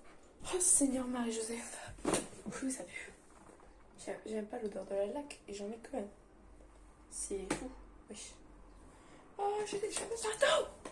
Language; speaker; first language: French; native; French